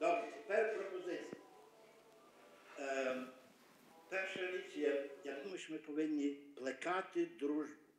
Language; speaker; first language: Ukrainian; early bilingual, heritage; Ukrainian